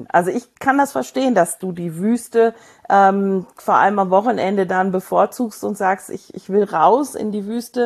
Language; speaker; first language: German; native; German